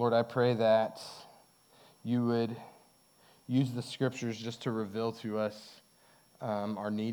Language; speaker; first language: English; native; English